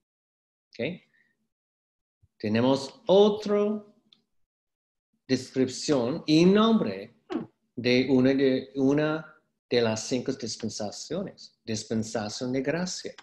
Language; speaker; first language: Spanish; non-native, fluent; English